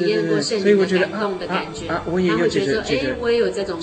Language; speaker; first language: Chinese; native; Chinese